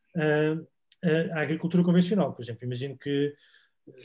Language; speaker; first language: Portuguese; native; Portuguese